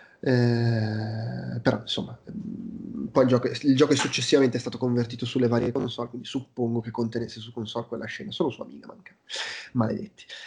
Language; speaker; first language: Italian; native; Italian